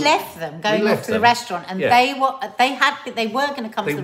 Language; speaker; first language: English; native; English